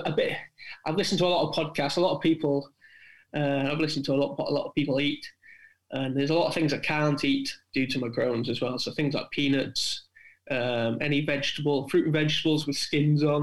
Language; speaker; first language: English; native; English